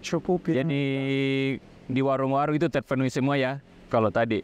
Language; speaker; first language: Indonesian; native; Indonesian